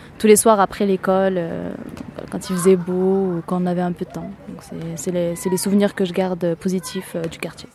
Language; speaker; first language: French; early bilingual, other home language; Arabic